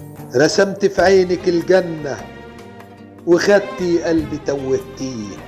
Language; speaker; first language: Arabic; native; Arabic